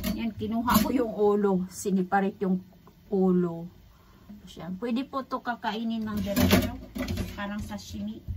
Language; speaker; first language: Filipino; non-native, local second language; Cebuano